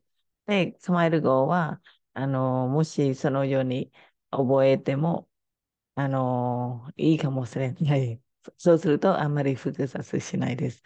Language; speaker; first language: Japanese; non-native, fluent; Khmer